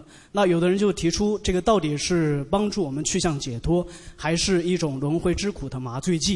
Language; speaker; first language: Chinese; native; Chinese